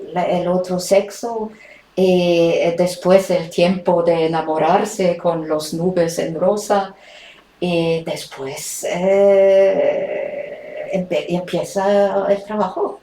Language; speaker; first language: Spanish; non-native, fluent; German